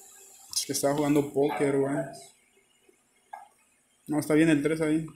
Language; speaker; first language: Spanish; native; Spanish